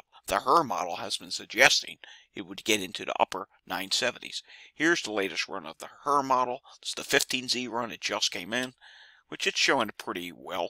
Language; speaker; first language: English; native; English